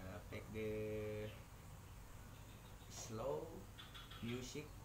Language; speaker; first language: English; non-native, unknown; Indonesian